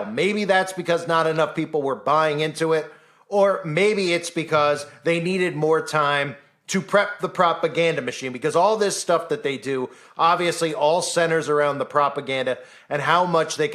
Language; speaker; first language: English; native; English